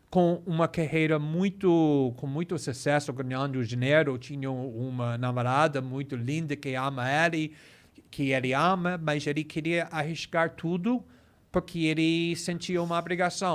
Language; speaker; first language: Portuguese; non-native, fluent; English